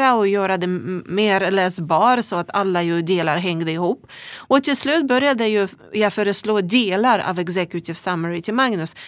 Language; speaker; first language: Swedish; non-native, fluent; Russian